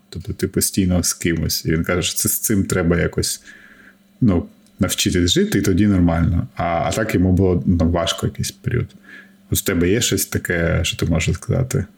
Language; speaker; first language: Ukrainian; native; Ukrainian